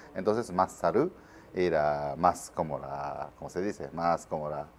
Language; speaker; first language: Spanish; non-native, learner; Japanese